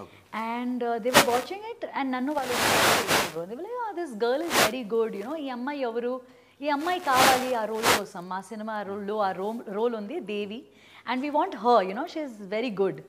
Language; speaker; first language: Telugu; early bilingual, heritage; Telugu